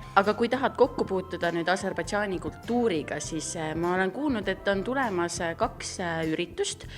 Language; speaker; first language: Estonian; native; Estonian